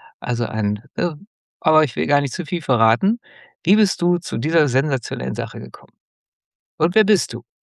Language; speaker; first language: German; native; German